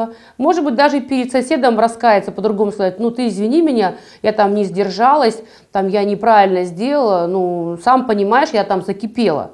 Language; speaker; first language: Russian; native; Russian